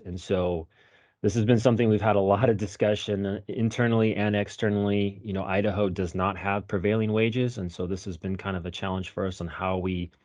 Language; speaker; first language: English; native; English